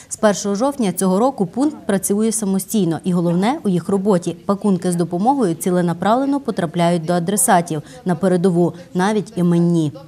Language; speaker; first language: Ukrainian; native; Ukrainian